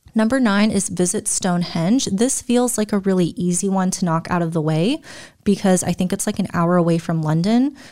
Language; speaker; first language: English; early bilingual, other home language; German